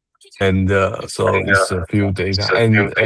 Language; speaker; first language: English; non-native, learner; Chinese